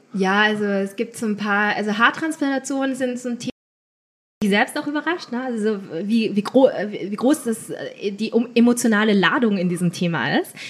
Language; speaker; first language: German; native; German